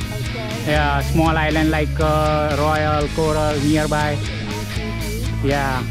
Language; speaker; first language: English; non-native, learner; Hindi